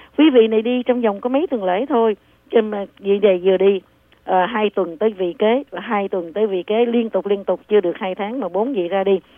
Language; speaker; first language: Vietnamese; native; Vietnamese